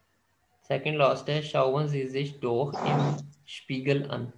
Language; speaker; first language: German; non-native, fluent; Urdu